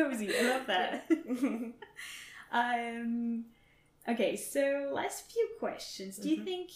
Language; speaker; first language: English; non-native, fluent; French